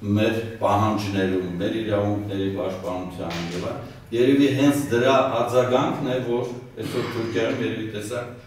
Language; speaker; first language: Armenian; non-native, local second language; Russian